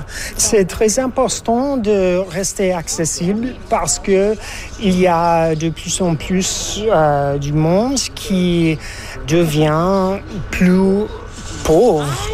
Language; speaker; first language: French; non-native, fluent; English